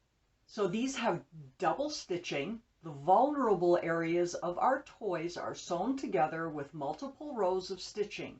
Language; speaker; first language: English; native; English